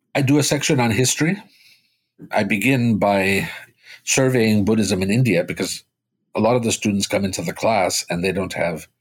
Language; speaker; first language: English; early bilingual, other home language; Spanish